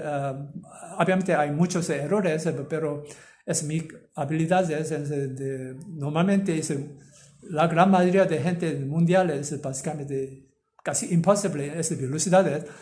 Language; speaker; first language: Spanish; non-native, learner; Korean